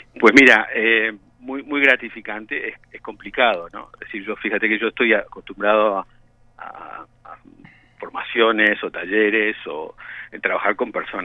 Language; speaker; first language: Spanish; native; Spanish